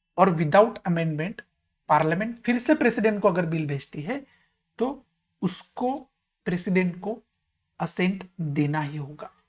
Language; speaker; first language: Hindi; non-native, local second language; Marathi